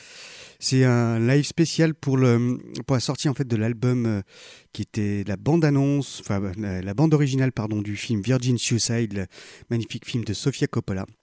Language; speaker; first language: French; native; French